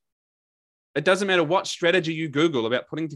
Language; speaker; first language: English; native; English